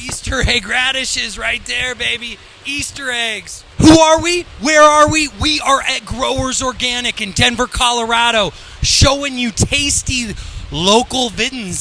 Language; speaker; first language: English; native; English